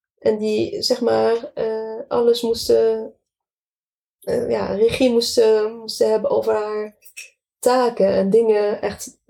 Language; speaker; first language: Dutch; non-native, fluent; Arabic